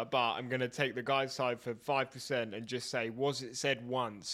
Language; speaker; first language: English; native; English